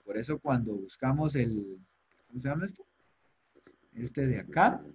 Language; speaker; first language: Spanish; native; Spanish